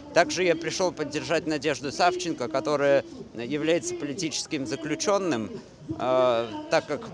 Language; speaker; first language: Russian; native; Russian